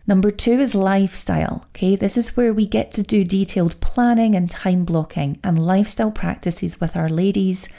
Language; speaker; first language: English; native; English